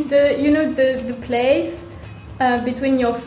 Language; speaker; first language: English; non-native, fluent; French